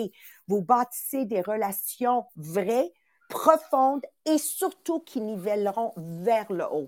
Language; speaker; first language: French; native; French